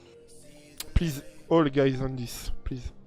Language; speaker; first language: English; non-native, learner; French